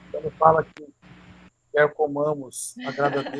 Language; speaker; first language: Portuguese; native; Portuguese